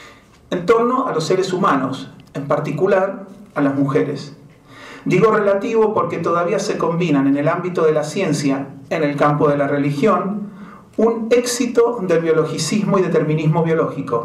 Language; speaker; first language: Spanish; native; Spanish